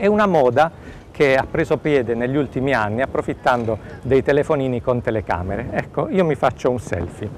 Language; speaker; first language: Italian; native; Italian